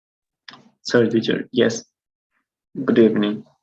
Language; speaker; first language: English; non-native, learner; Spanish